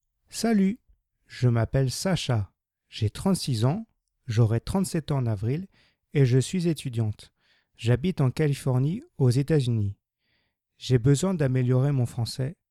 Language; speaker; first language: French; non-native, learner; English